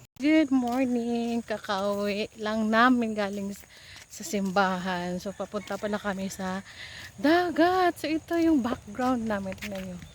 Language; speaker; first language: Filipino; non-native, local second language; Cebuano